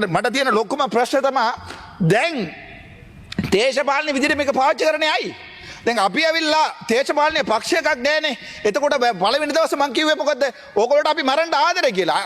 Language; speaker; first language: Sinhala; non-native, local second language; Tamil